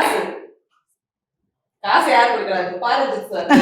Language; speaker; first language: Tamil; non-native, learner; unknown